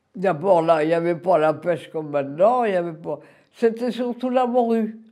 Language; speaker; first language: French; native; French